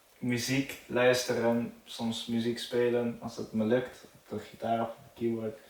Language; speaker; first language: Dutch; native; Dutch